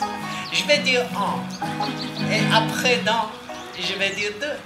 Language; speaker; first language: French; non-native, learner; English